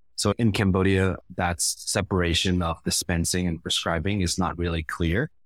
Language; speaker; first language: English; non-native, fluent; Khmer